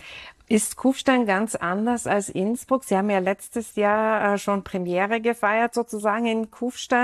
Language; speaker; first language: German; native; German